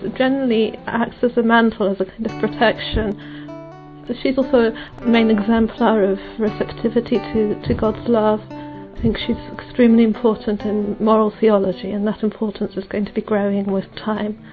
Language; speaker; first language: English; native; English